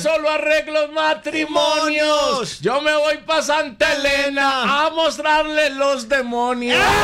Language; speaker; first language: Spanish; native; Spanish